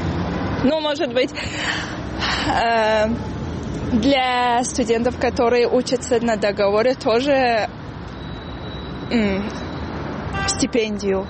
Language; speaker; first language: Russian; non-native, local second language; Tajik